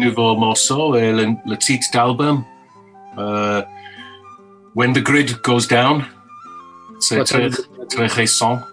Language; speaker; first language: French; non-native, fluent; English